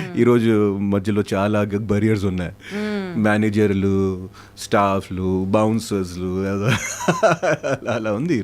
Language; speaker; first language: Telugu; non-native, fluent; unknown